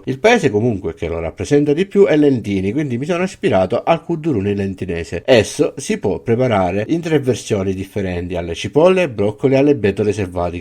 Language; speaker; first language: Italian; native; Italian